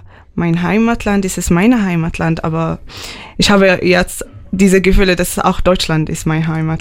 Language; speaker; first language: German; non-native, learner; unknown